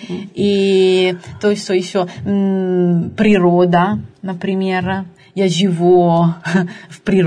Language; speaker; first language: Russian; non-native, fluent; Italian